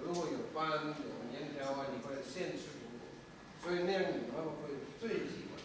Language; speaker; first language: Chinese; non-native, fluent; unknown